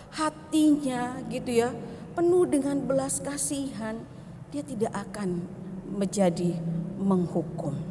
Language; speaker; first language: Indonesian; native; Indonesian